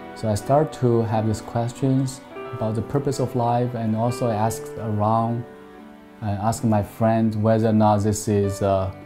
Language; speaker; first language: English; non-native, fluent; Chinese